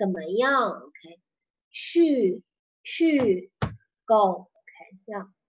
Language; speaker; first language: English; non-native, fluent; Chinese